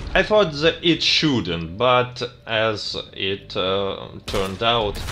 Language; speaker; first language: English; non-native, fluent; Russian